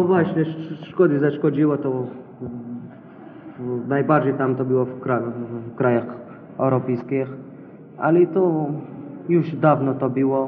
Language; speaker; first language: Polish; non-native, learner; Arabic